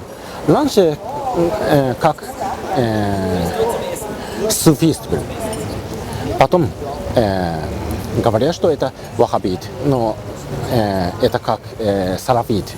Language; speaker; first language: Russian; non-native, learner; Japanese